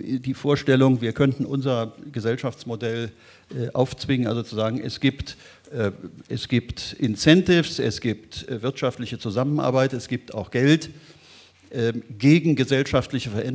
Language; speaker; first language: German; native; German